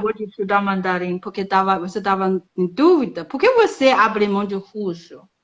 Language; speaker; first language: Portuguese; non-native, fluent; Chinese